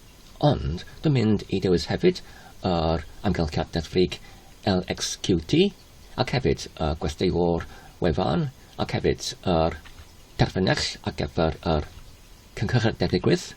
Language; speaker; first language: Welsh; non-native, learner; Polish